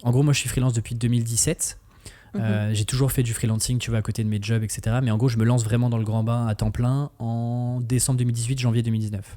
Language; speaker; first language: French; native; French